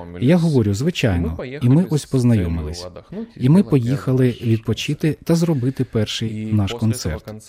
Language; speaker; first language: Ukrainian; non-native, fluent; Lithuanian